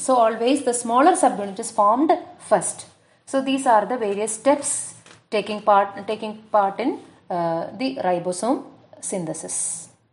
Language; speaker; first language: English; non-native, local second language; Malayalam